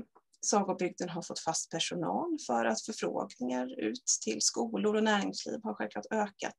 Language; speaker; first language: Swedish; native; Swedish